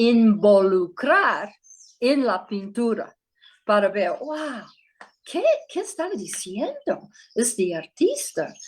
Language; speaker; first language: Spanish; non-native, fluent; English